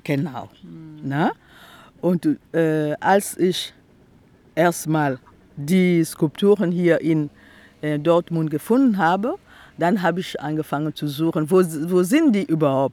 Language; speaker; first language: German; non-native, fluent; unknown